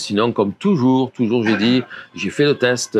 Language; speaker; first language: French; native; French